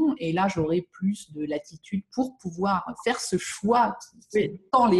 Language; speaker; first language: French; native; French